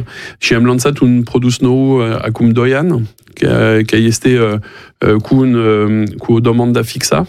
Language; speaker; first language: Romanian; non-native, learner; French